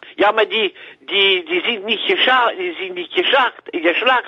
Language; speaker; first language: German; non-native, learner; French